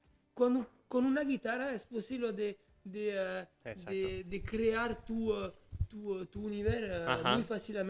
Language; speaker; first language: Spanish; non-native, learner; French